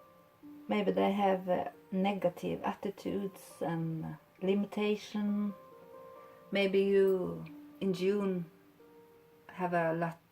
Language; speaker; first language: English; non-native, fluent; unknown